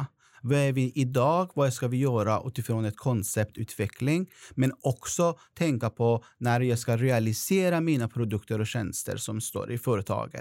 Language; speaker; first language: Swedish; non-native, fluent; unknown